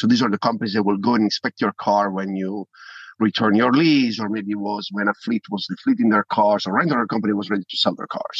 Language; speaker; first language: English; non-native, fluent; Italian